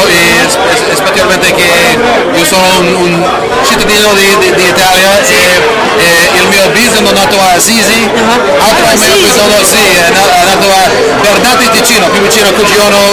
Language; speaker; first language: Italian; non-native, learner; English